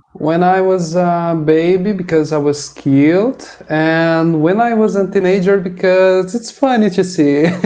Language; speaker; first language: English; non-native, fluent; Portuguese